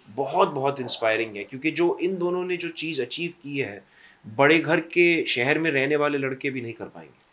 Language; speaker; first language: Hindi; non-native, local second language; English